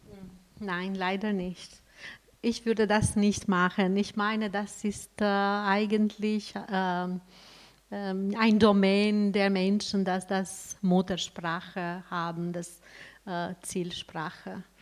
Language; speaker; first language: German; non-native, fluent; Albanian